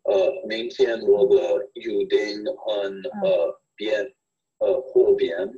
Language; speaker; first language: Chinese; non-native, fluent; English